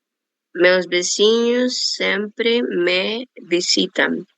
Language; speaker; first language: Portuguese; non-native, learner; Spanish